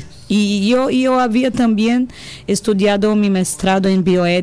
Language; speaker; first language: Spanish; non-native, learner; Portuguese